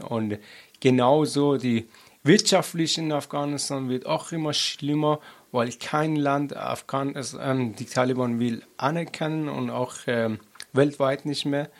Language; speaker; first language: German; non-native, learner; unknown